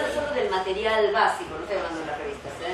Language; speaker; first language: Spanish; native; Spanish